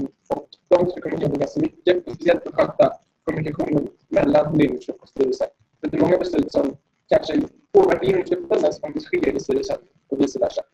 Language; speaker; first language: Swedish; native; Swedish